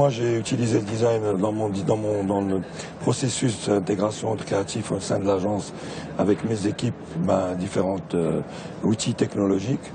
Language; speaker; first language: French; non-native, local second language; Arabic